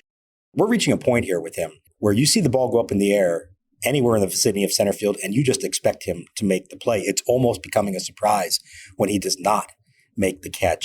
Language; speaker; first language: English; native; English